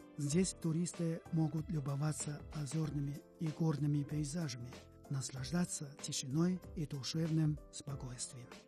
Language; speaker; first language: Russian; non-native, fluent; Chinese